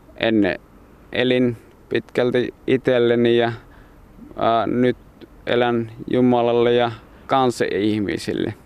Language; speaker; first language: Finnish; native; Finnish